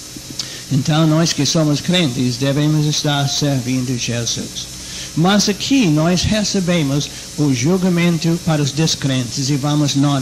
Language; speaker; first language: Portuguese; non-native, fluent; English